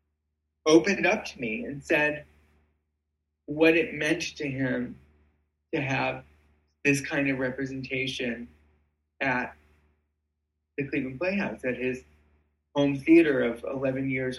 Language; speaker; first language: English; native; English